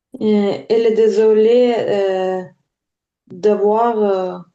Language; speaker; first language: French; non-native, learner; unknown